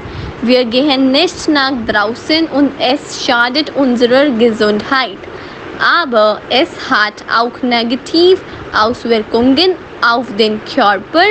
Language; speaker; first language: German; non-native, fluent; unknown